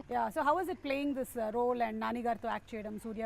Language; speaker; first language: Telugu; native; Telugu